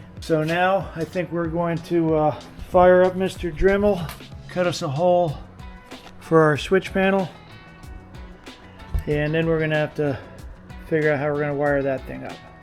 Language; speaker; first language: English; native; English